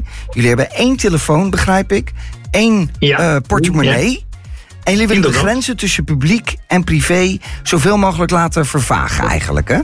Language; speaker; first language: Dutch; native; Dutch